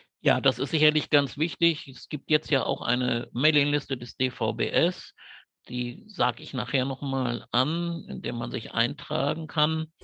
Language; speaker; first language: German; native; German